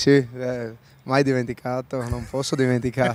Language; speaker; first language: Italian; non-native, learner; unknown